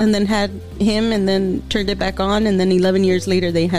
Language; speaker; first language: English; early bilingual, other home language; Spanish